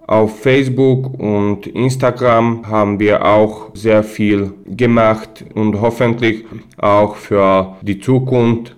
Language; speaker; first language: German; non-native, fluent; Slovak